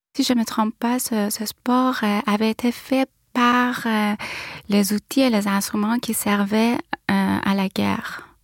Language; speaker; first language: French; non-native, fluent; Persian